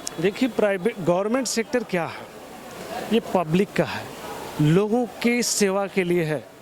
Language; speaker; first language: Hindi; native; Hindi